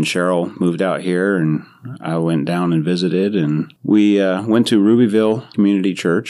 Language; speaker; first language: English; native; English